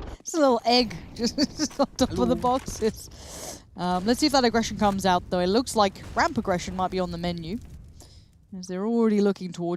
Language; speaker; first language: English; native; English